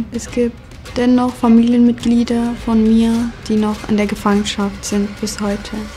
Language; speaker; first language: German; early bilingual, other home language; Kurdish